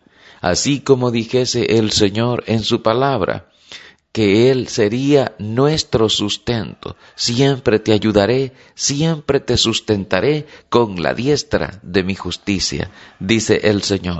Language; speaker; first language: Spanish; native; Spanish